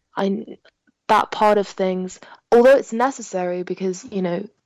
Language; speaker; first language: English; non-native, local second language; French